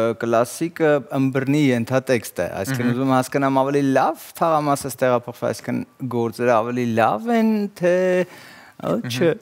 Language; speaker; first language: Armenian; native; Armenian